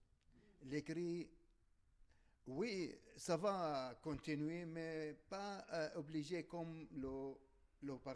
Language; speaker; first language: French; non-native, learner; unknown